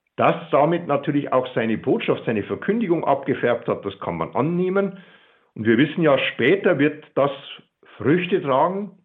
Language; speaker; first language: German; native; German